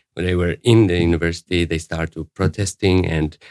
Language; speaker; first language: English; non-native, fluent; Arabic